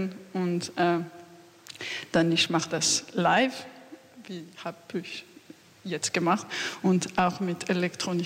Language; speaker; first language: German; non-native, learner; French